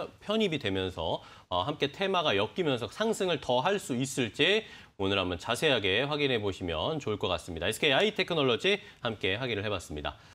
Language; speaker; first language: Korean; native; Korean